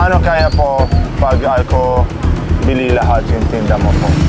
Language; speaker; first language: Filipino; non-native, learner; Arabic